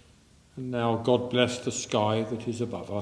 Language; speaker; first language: English; native; English